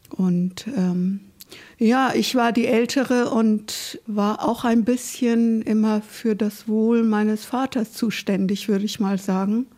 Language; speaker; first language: German; native; German